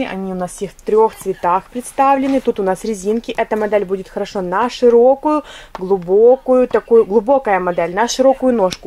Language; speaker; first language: Russian; native; Russian